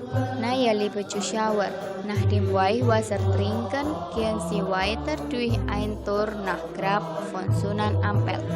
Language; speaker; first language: German; non-native, learner; Indonesian